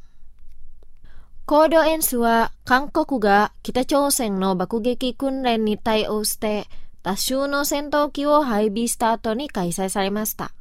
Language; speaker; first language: Japanese; non-native, fluent; Indonesian